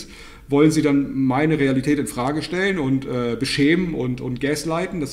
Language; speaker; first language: German; native; German